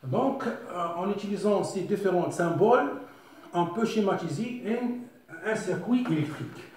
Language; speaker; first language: French; non-native, local second language; Arabic